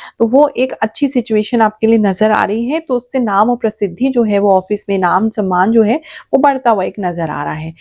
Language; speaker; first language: Hindi; native; Hindi